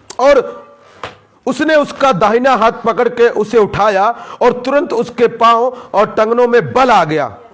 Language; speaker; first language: Hindi; non-native, local second language; Punjabi